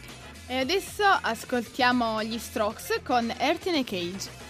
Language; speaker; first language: Italian; native; Italian